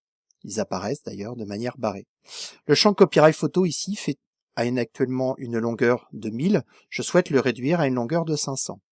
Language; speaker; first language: French; native; French